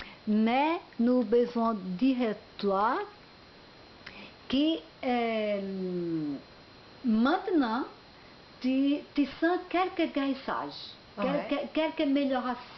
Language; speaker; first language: French; non-native, learner; Portuguese